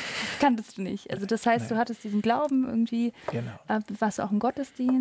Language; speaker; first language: German; native; German